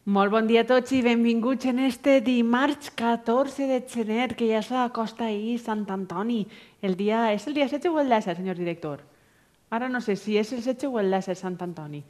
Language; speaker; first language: Catalan; native; Catalan